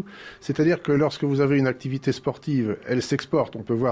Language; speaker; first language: French; native; French